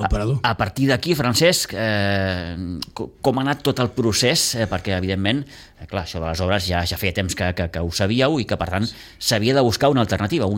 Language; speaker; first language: Catalan; native; Catalan